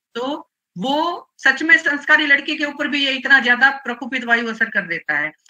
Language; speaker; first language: Hindi; non-native, local second language; Gujarati